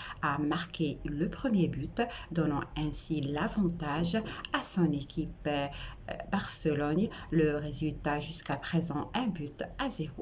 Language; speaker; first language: French; non-native, local second language; Arabic